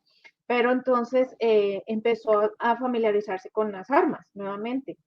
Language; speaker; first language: Spanish; native; Spanish